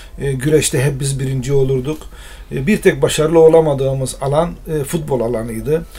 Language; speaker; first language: Turkish; non-native, local second language; Arabic